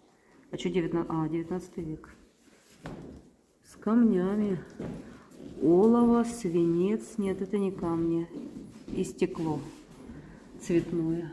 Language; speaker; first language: Russian; native; Russian